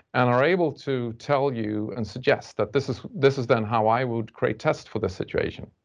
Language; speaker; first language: English; non-native, fluent; Swedish